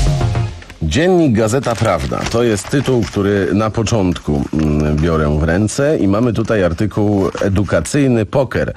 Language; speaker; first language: Polish; native; Polish